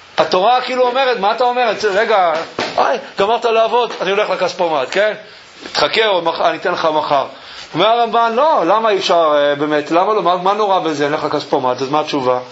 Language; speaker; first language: Hebrew; early bilingual, other home language; English